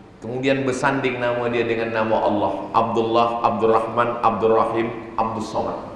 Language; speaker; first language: Malay; native; Malay